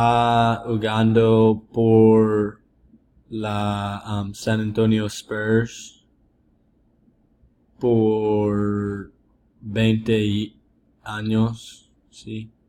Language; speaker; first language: Spanish; non-native, learner; English